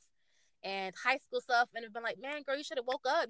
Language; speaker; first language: English; native; English